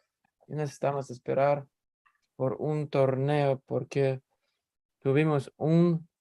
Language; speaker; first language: Spanish; non-native, learner; English